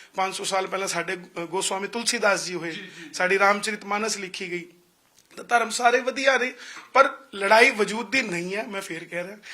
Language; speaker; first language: Punjabi; non-native, local second language; Hindi